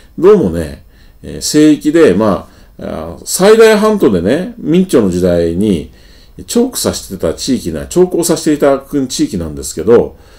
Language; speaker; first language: Japanese; native; Japanese